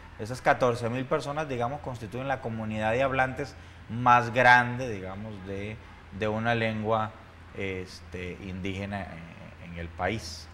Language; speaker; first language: Spanish; native; Spanish